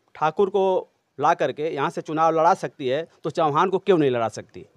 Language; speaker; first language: Hindi; native; Hindi